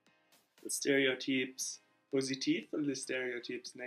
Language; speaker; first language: French; non-native, learner; English